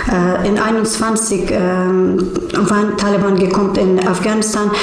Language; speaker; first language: German; non-native, learner; Persian